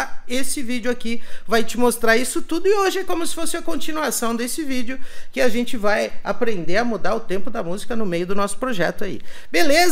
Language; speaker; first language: Portuguese; native; Portuguese